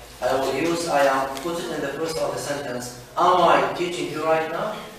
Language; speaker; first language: English; non-native, fluent; Arabic